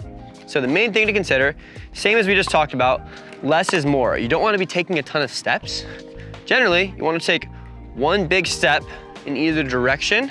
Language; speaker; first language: English; native; English